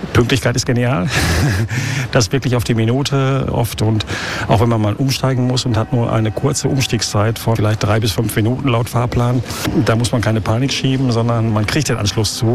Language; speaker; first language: German; native; German